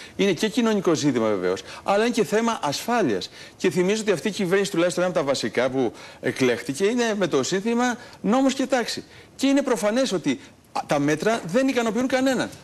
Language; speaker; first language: Greek; native; Greek